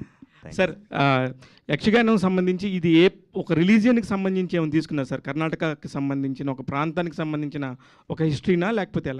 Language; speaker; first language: Telugu; native; Telugu